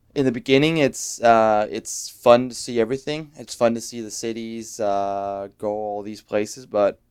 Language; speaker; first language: English; non-native, fluent; Danish